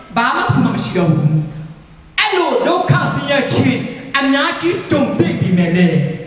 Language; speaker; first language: Burmese; non-native, local second language; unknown